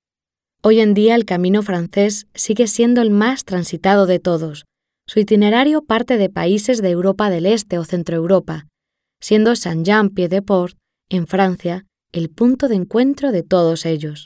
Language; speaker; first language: Spanish; native; Spanish